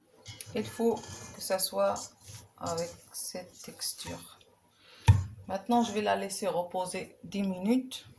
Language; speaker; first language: French; non-native, local second language; Arabic